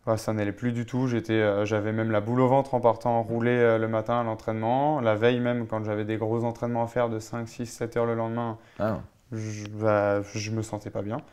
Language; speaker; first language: French; native; French